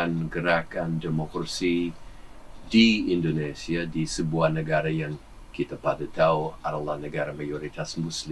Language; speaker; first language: Indonesian; non-native, fluent; English